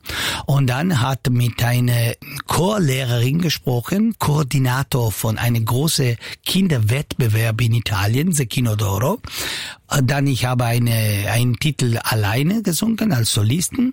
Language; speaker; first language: German; non-native, local second language; Italian